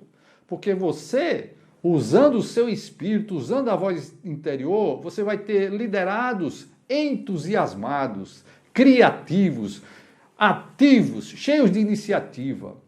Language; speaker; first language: Portuguese; native; Portuguese